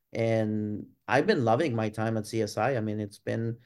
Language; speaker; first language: English; non-native, fluent; Spanish